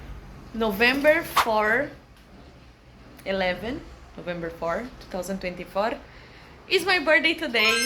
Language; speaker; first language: English; non-native, learner; Portuguese